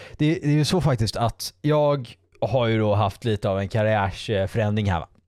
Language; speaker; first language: Swedish; native; Swedish